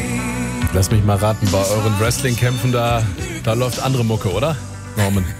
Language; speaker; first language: German; native; German